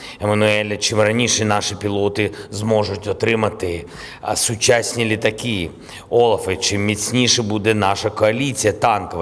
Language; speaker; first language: Ukrainian; non-native, local second language; Russian